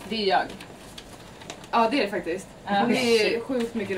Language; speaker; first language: Swedish; native; Swedish